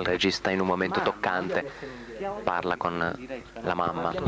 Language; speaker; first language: Italian; native; Italian